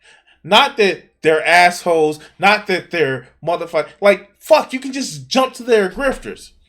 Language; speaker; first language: English; native; English